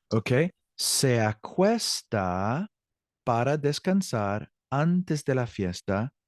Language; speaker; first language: Spanish; non-native, fluent; English